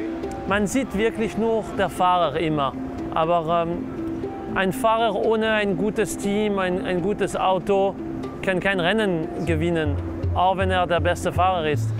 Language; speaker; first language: German; non-native, local second language; French